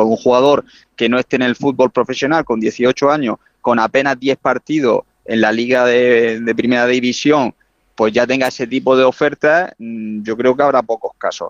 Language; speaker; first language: Spanish; native; Spanish